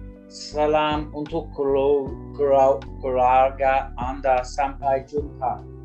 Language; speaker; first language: Indonesian; non-native, learner; English